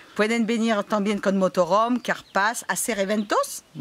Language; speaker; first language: Spanish; non-native, learner; French